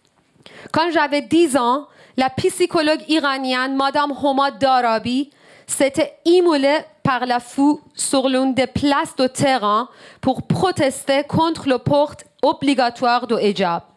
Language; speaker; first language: French; non-native, learner; Persian